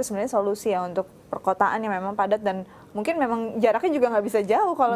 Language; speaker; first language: Indonesian; native; Indonesian